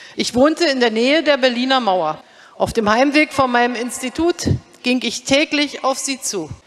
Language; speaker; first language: German; native; German